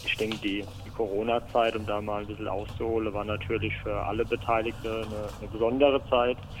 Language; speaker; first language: German; native; German